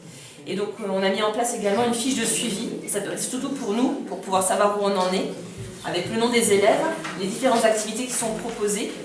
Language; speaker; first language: French; native; French